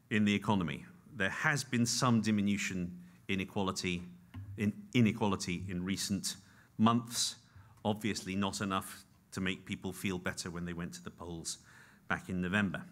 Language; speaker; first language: English; native; English